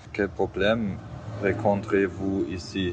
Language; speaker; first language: French; non-native, learner; German